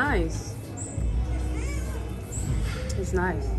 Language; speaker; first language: English; non-native, fluent; French